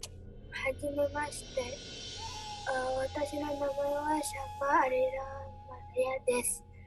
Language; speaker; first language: Japanese; non-native, learner; Indonesian